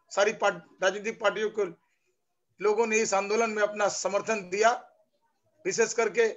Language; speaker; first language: Hindi; non-native, local second language; Bangla